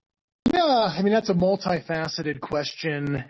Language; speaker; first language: English; native; English